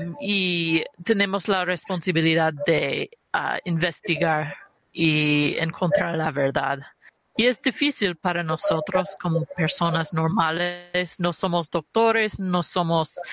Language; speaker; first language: Spanish; early bilingual, heritage; Spanish